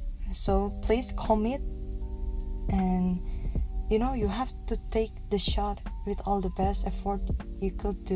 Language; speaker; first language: English; non-native, learner; Indonesian